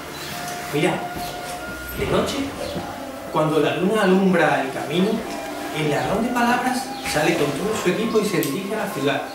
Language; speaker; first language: Spanish; native; Spanish